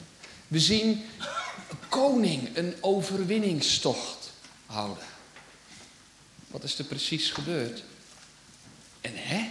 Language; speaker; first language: Dutch; native; Dutch